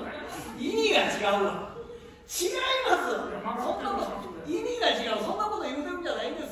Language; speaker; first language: Japanese; native; Japanese